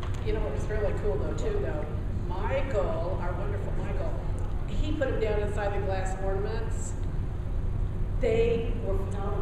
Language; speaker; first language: English; native; English